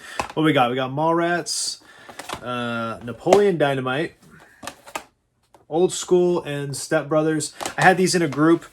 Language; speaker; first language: English; native; English